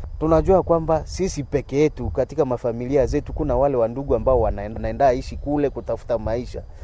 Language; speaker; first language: Swahili; non-native, local second language; Nande